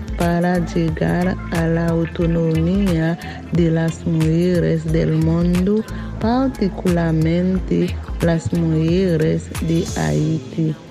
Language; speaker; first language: Spanish; non-native, learner; Haitian Creole